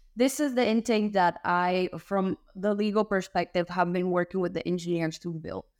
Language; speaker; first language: English; early bilingual, other home language; Spanish